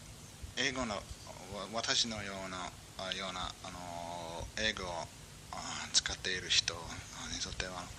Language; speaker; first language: Japanese; non-native, learner; English